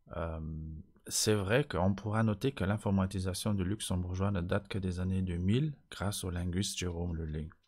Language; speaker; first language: French; non-native, local second language; Luxembourgish